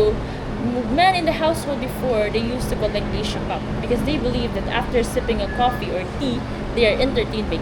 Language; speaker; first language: English; non-native, local second language; Filipino